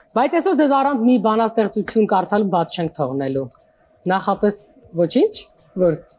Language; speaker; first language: Armenian; native; Armenian